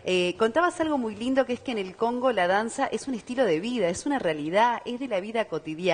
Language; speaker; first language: Spanish; native; Spanish